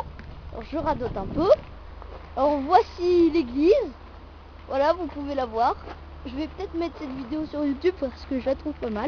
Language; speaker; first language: French; native; French